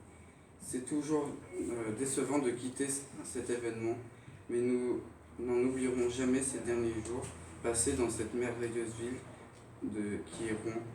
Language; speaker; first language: French; native; French